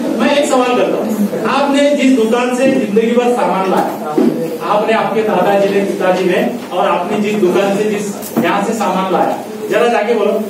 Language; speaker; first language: Hindi; non-native, local second language; Marathi